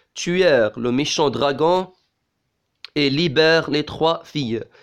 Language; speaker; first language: French; non-native, local second language; Arabic